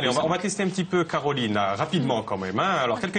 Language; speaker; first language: French; native; French